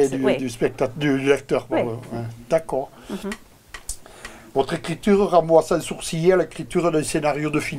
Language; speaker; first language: French; native; French